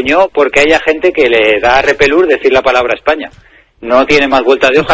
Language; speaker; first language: Spanish; native; Spanish